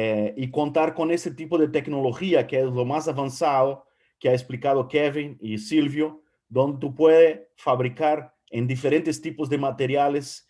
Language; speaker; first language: Spanish; non-native, fluent; Portuguese